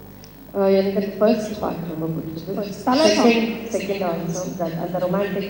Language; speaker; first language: Tamil; non-native, fluent; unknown